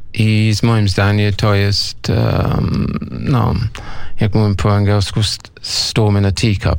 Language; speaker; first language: Polish; non-native, fluent; English